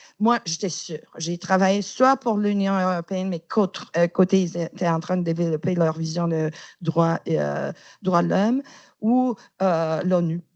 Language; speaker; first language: French; non-native, fluent; Romanian